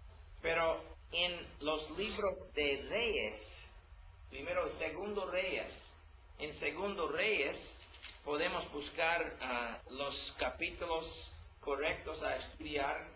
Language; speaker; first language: Spanish; non-native, learner; English